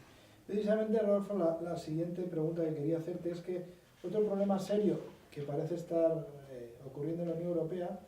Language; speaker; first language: Spanish; native; Spanish